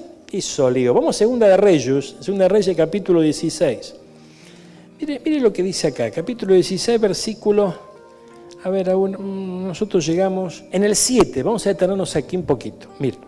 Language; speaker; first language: Spanish; native; Spanish